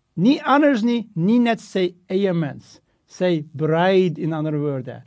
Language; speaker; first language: Afrikaans; non-native, fluent; Turkish